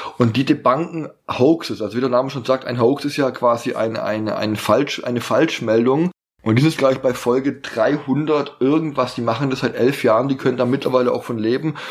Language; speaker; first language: German; native; German